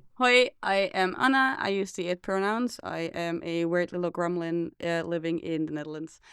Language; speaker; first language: English; non-native, fluent; Dutch